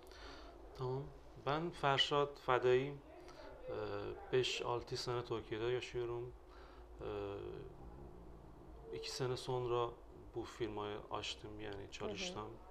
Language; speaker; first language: Turkish; non-native, learner; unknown